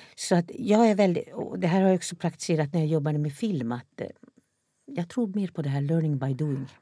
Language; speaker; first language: Swedish; non-native, local second language; Northern Sami